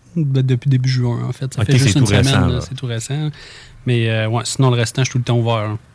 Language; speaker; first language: French; native; French